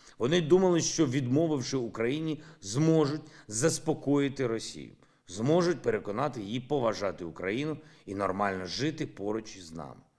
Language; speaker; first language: Ukrainian; non-native, local second language; Russian